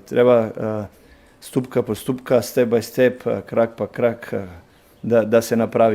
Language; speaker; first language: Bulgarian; non-native, learner; Serbian